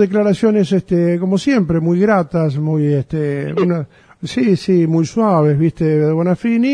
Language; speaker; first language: Spanish; native; Spanish